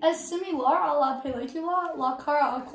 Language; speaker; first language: Spanish; non-native, learner; English